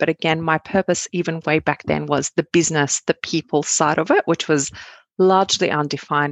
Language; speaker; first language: English; non-native, fluent; Arabic